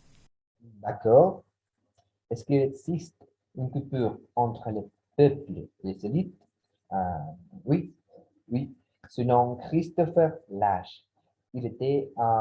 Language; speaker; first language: French; non-native, learner; Spanish